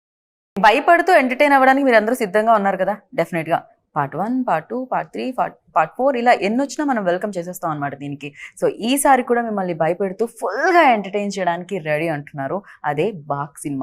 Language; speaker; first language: Telugu; native; Telugu